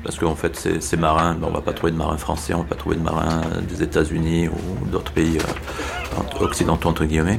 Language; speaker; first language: French; native; French